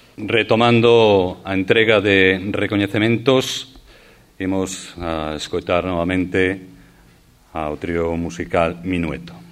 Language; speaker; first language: Galician; native; Galician